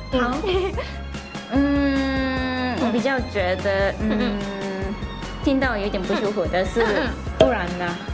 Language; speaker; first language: Chinese; non-native, fluent; Japanese